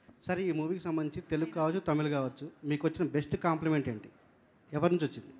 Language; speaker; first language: Telugu; native; Telugu